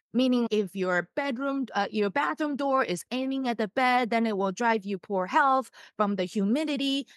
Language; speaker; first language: English; non-native, fluent; Chinese